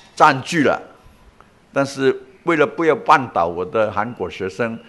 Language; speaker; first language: Chinese; non-native, local second language; Cantonese